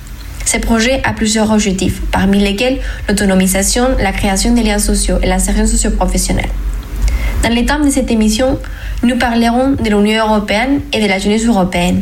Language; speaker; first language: French; non-native, fluent; Spanish